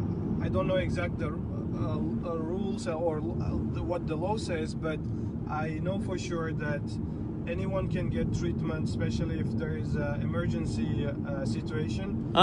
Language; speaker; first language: English; non-native, fluent; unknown